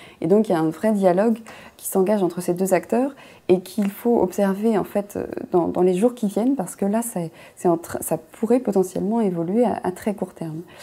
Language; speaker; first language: French; native; French